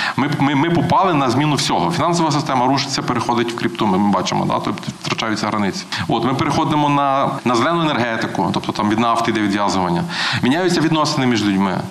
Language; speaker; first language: Ukrainian; native; Ukrainian